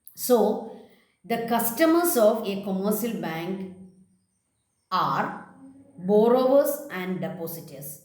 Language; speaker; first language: English; non-native, local second language; Malayalam